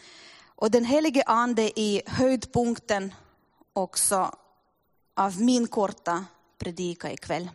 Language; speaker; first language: Swedish; non-native, fluent; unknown